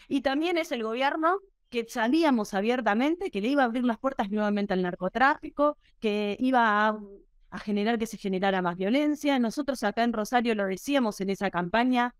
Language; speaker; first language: Spanish; native; Spanish